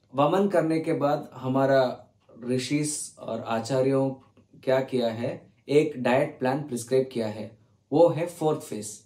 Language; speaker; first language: Hindi; non-native, learner; Tamil